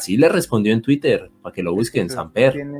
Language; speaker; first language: Spanish; native; Spanish